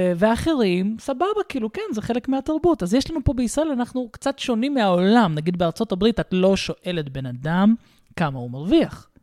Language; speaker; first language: Hebrew; early bilingual, other home language; Russian